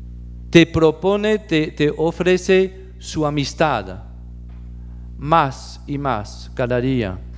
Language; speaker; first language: Spanish; non-native, fluent; French